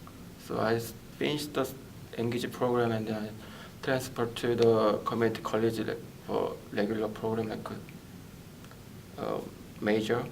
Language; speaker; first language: English; non-native, learner; Korean